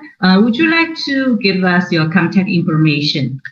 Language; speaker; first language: English; non-native, learner; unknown